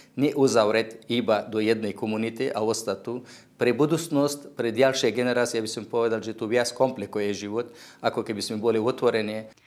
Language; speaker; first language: Slovak; non-native, fluent; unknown